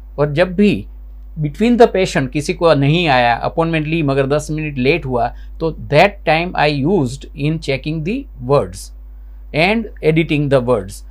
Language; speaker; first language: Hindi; non-native, local second language; Gujarati